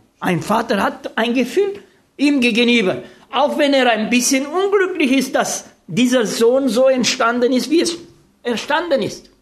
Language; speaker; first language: German; non-native, fluent; Romanian